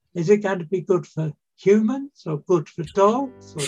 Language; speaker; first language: English; native; English